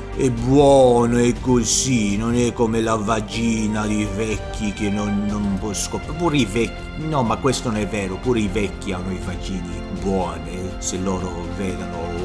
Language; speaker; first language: Italian; non-native, learner; Swedish